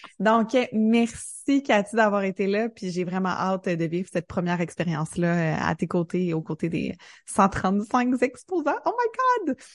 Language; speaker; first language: French; native; French